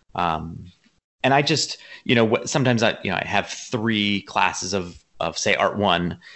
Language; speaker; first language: English; native; English